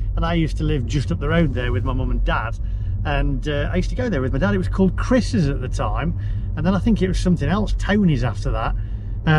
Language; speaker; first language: English; native; English